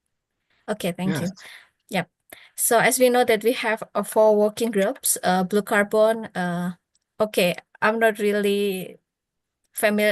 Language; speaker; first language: English; non-native, fluent; Indonesian